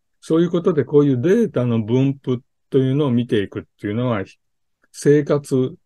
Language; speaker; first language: Japanese; native; Japanese